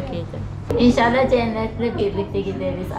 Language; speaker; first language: Turkish; non-native, fluent; Turkmen